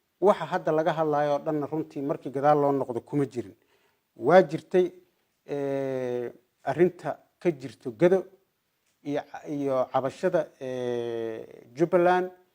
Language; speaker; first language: Somali; native; Somali